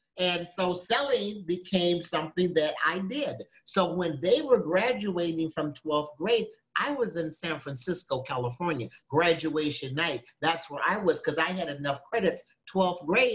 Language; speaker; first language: English; native; English